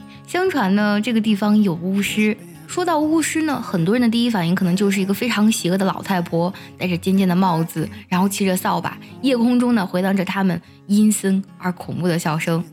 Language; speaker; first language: Chinese; native; Chinese